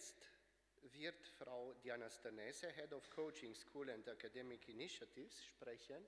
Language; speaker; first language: German; non-native, fluent; Romanian